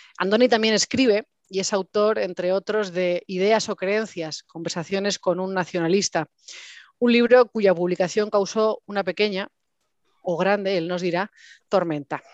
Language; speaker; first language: Spanish; native; Spanish